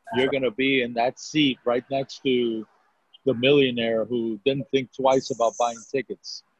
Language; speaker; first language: English; native; English